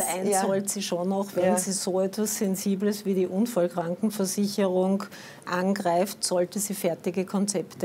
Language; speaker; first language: German; native; German